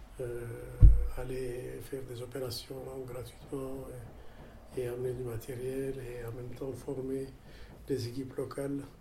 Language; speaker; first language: French; non-native, fluent; Amharic